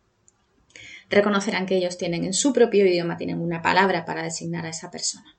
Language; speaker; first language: Spanish; native; Spanish